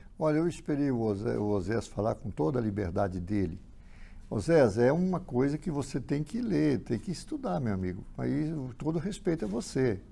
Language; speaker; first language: Portuguese; native; Portuguese